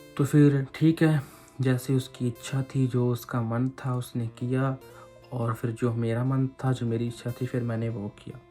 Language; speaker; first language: Hindi; non-native, local second language; Punjabi